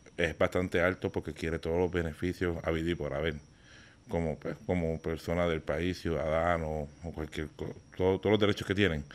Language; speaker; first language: Spanish; native; Spanish